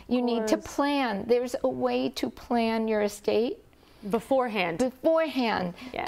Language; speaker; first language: English; native; English